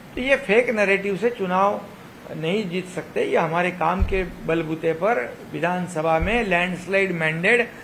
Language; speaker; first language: Hindi; non-native, local second language; Marathi